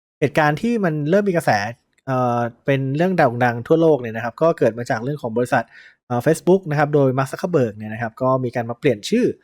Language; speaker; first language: Thai; native; Thai